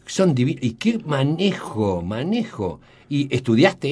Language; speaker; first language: Spanish; native; Spanish